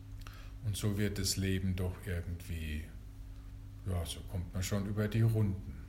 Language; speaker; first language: German; native; German